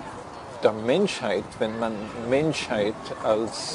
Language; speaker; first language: German; non-native, fluent; English